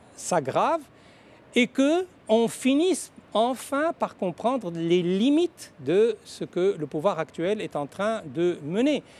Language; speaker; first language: French; non-native, local second language; Arabic